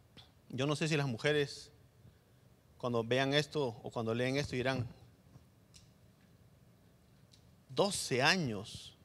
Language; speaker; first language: Spanish; native; Spanish